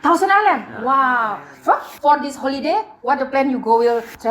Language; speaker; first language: English; non-native, learner; Indonesian